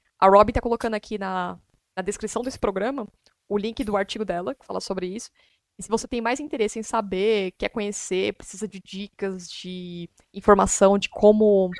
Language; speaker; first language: Portuguese; native; Portuguese